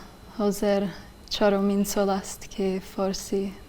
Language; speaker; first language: Persian; non-native, fluent; English